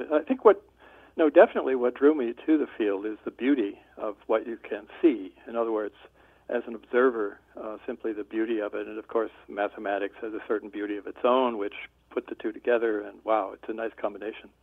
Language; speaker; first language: English; native; English